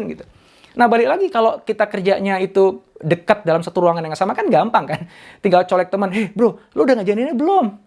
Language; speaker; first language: Indonesian; native; Indonesian